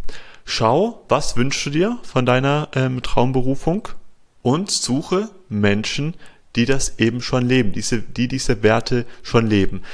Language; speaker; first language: German; native; German